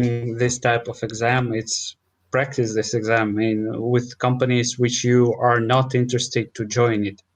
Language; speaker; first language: English; non-native, learner; Russian